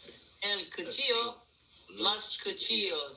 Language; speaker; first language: Spanish; non-native, learner; English